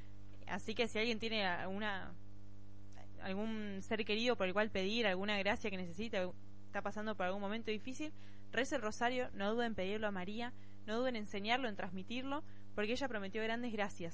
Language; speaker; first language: Spanish; native; Spanish